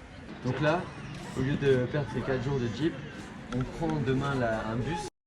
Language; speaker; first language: French; native; French